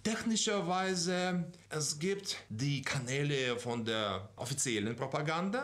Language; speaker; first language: German; non-native, fluent; Russian